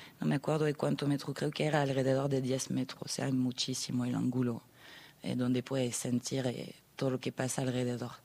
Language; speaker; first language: Spanish; non-native, fluent; French